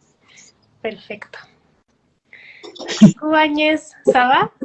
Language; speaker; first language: French; non-native, fluent; Spanish